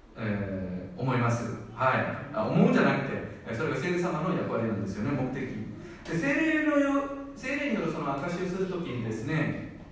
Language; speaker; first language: Japanese; non-native, fluent; Korean